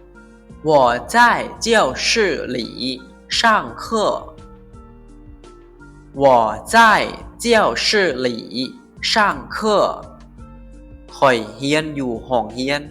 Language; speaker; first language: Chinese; non-native, fluent; Lao